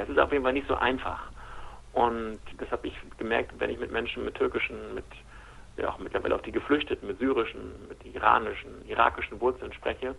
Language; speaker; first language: German; native; German